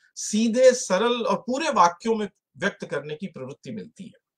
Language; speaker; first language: Hindi; native; Hindi